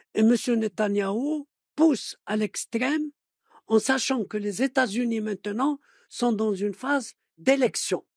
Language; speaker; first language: French; non-native, local second language; Arabic